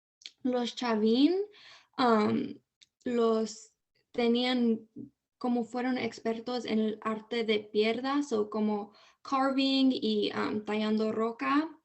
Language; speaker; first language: Spanish; early bilingual, heritage; Spanish